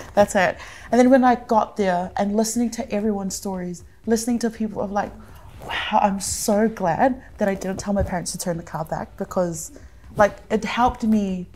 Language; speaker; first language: English; early bilingual, other home language; Samoan